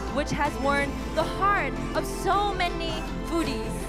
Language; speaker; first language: English; non-native, fluent; Vietnamese